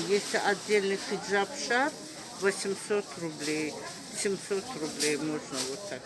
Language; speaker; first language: Russian; non-native, learner; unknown